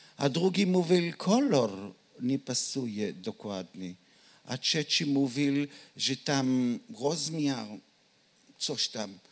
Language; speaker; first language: Polish; non-native, learner; Hebrew